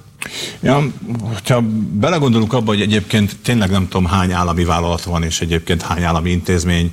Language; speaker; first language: Hungarian; native; Hungarian